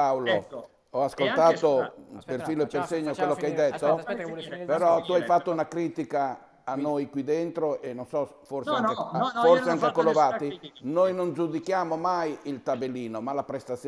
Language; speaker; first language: Italian; native; Italian